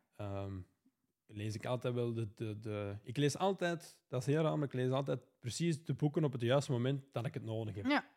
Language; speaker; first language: Dutch; native; Dutch